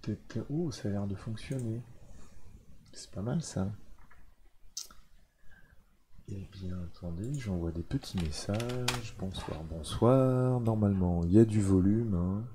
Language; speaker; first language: French; native; French